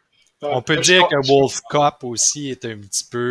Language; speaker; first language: French; native; French